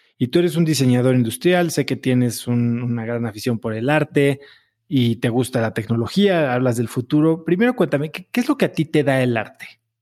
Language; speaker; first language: Spanish; native; Spanish